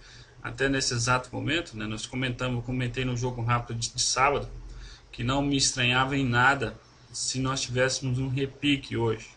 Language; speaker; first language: Portuguese; native; Portuguese